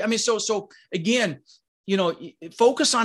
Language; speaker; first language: English; early bilingual, other home language; Dutch